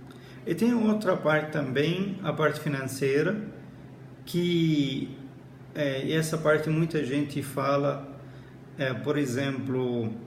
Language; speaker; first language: Portuguese; non-native, fluent; Arabic